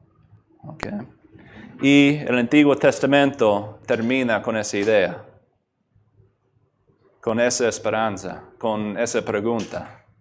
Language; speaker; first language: Spanish; non-native, fluent; English